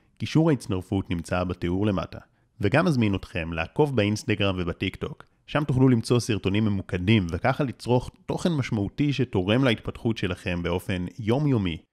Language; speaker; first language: Hebrew; native; Hebrew